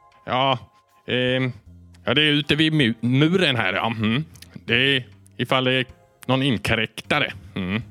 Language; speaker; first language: Swedish; native; Swedish